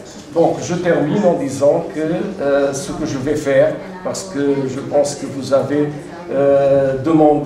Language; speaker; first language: French; non-native, fluent; Portuguese